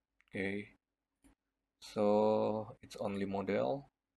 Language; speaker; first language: English; non-native, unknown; Indonesian